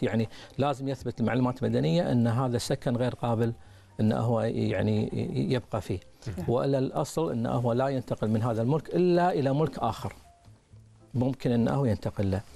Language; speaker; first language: Arabic; native; Arabic